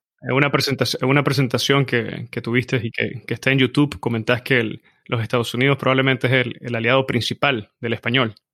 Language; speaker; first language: Spanish; native; Spanish